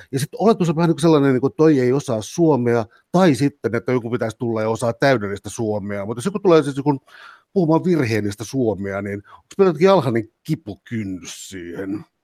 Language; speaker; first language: Finnish; native; Finnish